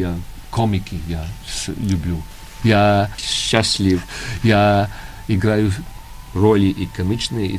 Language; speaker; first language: Russian; early bilingual, heritage; Russian